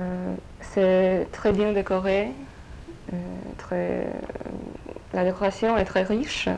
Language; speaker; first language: French; non-native, fluent; Polish